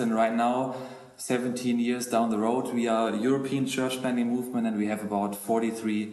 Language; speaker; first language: English; non-native, fluent; German